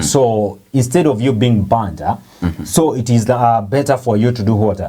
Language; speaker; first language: English; non-native, local second language; Swahili